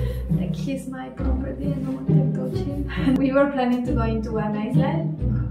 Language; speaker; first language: English; non-native, learner; Spanish